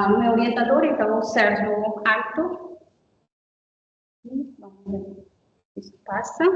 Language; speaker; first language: Portuguese; non-native, learner; Spanish